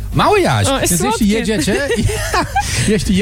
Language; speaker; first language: Polish; native; Polish